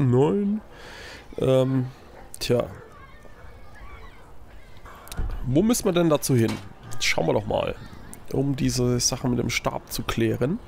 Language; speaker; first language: German; native; German